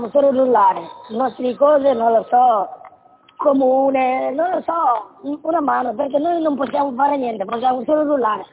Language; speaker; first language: Italian; non-native, learner; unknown